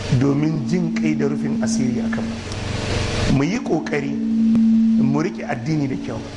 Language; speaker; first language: Hausa; non-native, local second language; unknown